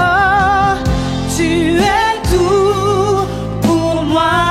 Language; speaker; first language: French; native; French